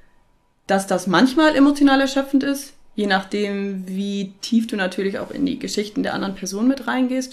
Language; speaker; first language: German; native; German